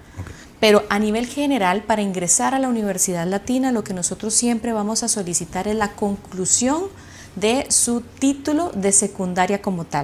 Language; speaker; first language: Spanish; native; Spanish